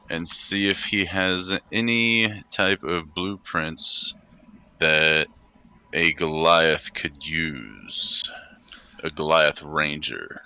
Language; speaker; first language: English; native; English